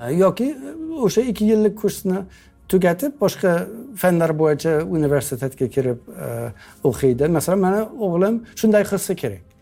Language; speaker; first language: Uzbek; non-native, fluent; English